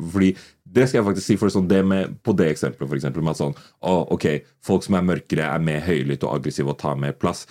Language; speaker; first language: Norwegian; early bilingual, other home language; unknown